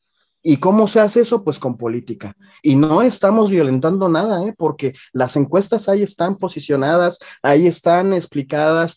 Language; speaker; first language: Spanish; native; Spanish